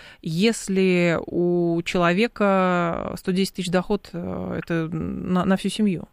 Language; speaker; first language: Russian; native; Russian